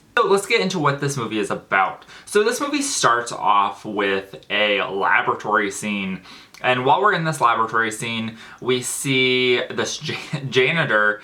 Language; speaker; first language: English; native; English